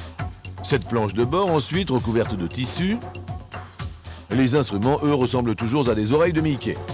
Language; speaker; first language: French; native; French